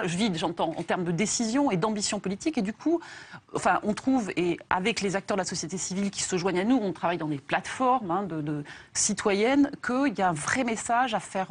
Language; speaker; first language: French; native; French